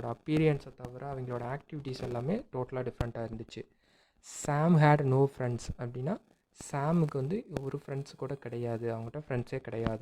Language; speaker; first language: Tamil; native; Tamil